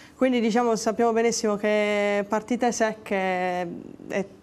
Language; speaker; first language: Italian; native; Italian